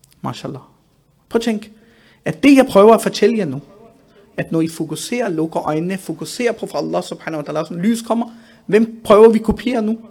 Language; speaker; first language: Danish; early bilingual, other home language; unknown